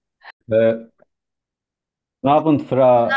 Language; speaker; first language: German; non-native, learner; Turkish